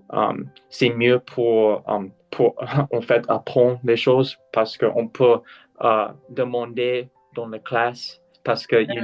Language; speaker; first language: French; non-native, learner; English